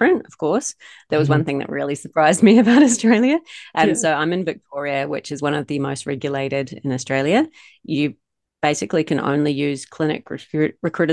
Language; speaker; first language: English; native; English